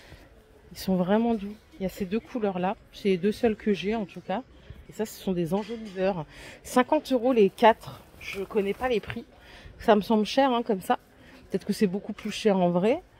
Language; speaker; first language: French; native; French